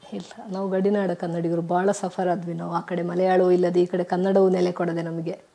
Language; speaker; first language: Kannada; native; Kannada